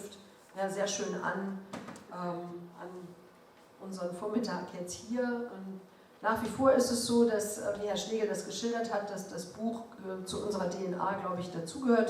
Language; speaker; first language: German; native; German